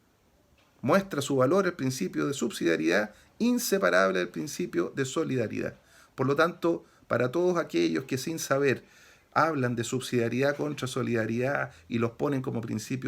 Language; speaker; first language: Spanish; native; Spanish